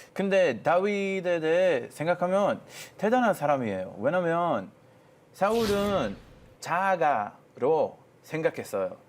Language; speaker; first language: Korean; non-native, fluent; Hebrew